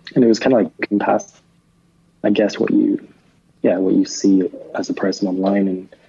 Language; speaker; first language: English; native; English